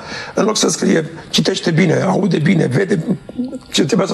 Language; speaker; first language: Romanian; native; Romanian